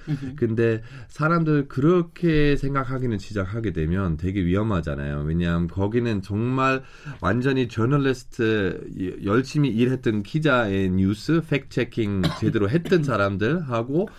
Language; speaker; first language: Korean; non-native, fluent; German